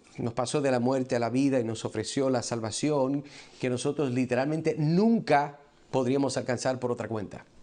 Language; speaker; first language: Spanish; early bilingual, heritage; Spanish